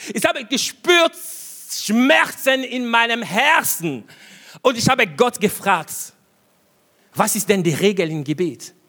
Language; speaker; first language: German; non-native, fluent; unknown